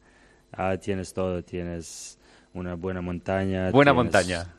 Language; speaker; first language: Spanish; non-native, learner; Serbian